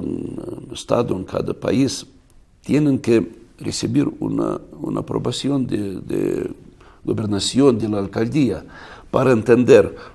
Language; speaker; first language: Spanish; non-native, fluent; Russian